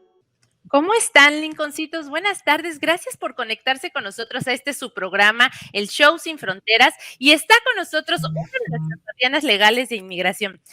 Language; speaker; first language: Spanish; native; Spanish